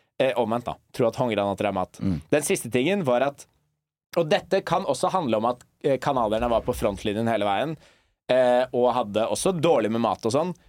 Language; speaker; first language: Norwegian; early bilingual, other home language; English